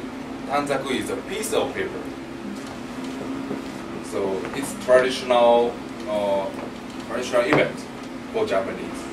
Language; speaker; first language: English; non-native, learner; Japanese